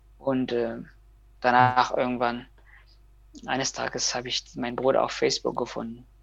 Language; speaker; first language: German; non-native, fluent; Persian